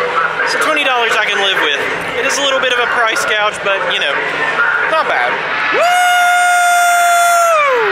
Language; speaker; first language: English; native; English